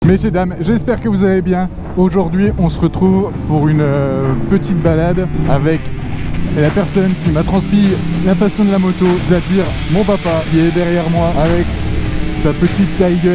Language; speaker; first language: French; native; French